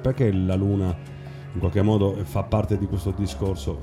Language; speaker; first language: Italian; native; Italian